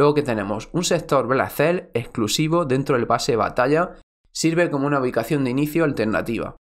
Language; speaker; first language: Spanish; native; Spanish